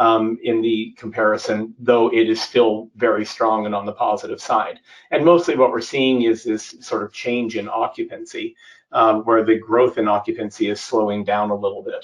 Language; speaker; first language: English; native; English